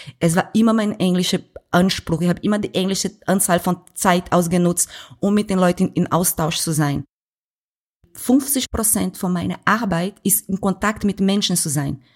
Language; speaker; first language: German; non-native, fluent; Portuguese